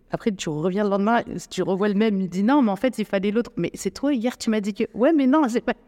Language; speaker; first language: French; native; French